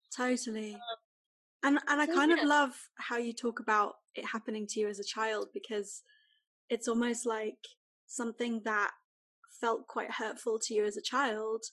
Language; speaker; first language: English; native; English